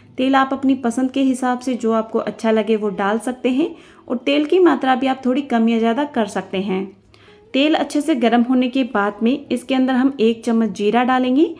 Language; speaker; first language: Hindi; native; Hindi